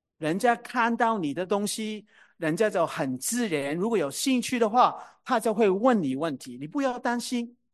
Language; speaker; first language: Chinese; non-native, local second language; Cantonese